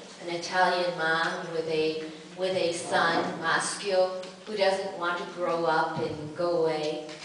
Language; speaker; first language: English; native; English